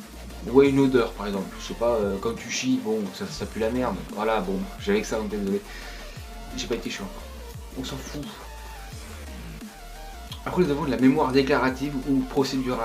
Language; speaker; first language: French; native; French